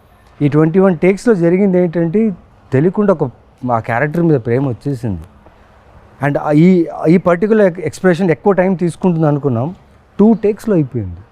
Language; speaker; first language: Telugu; native; Telugu